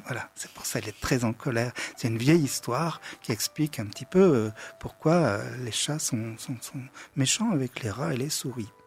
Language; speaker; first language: French; native; French